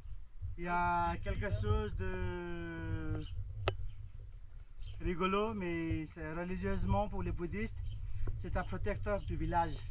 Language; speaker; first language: French; non-native, fluent; Nepali